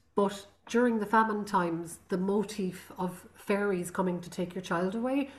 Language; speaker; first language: English; non-native, local second language; Irish